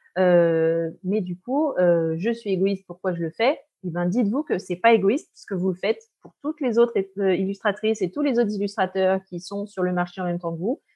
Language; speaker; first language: French; native; French